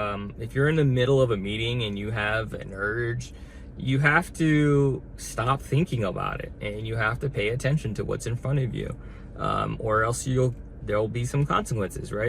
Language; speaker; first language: English; native; English